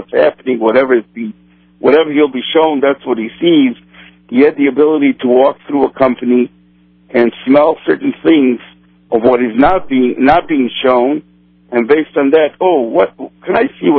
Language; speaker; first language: English; non-native, fluent; Portuguese